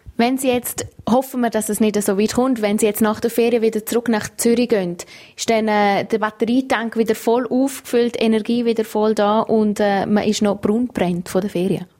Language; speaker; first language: German; native; German